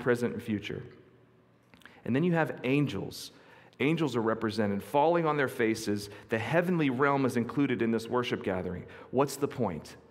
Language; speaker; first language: English; native; English